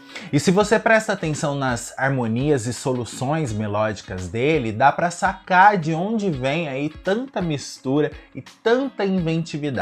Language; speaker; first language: Portuguese; native; Portuguese